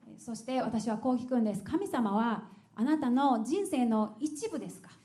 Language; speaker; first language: Japanese; native; Japanese